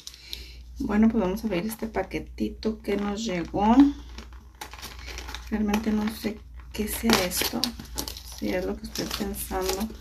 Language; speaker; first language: Spanish; native; Spanish